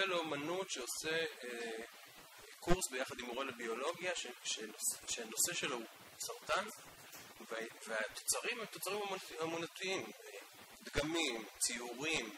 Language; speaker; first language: Hebrew; native; Hebrew